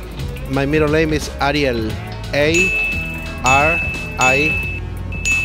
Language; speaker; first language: English; non-native, learner; Spanish